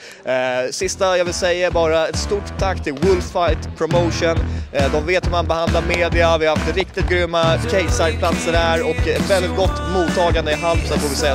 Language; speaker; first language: Swedish; native; Swedish